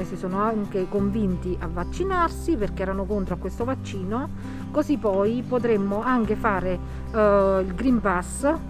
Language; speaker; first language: Italian; native; Italian